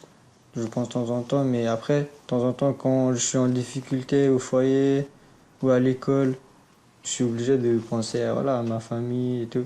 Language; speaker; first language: French; non-native, fluent; Persian